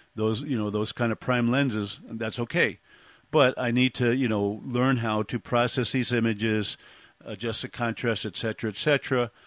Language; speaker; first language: English; native; English